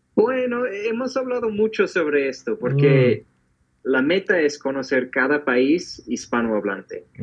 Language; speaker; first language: Spanish; non-native, fluent; English